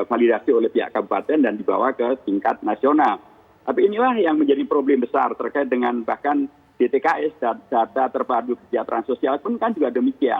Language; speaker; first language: Indonesian; native; Indonesian